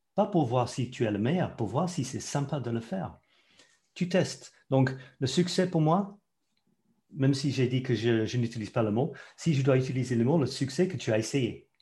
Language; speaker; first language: French; non-native, fluent; English